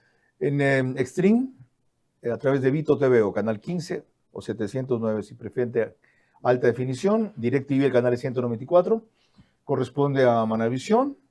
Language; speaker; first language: Spanish; native; Spanish